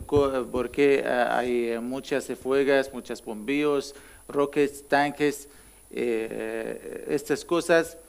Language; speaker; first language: Spanish; non-native, learner; Arabic